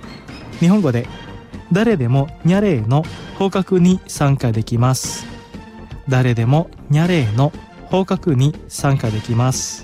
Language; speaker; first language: Japanese; non-native, fluent; Indonesian